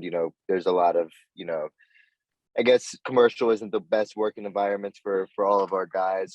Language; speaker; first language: English; native; English